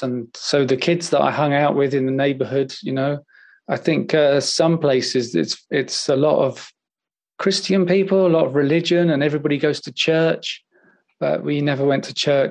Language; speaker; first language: English; native; English